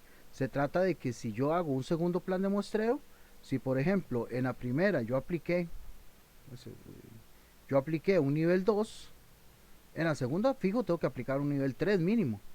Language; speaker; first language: Spanish; native; Spanish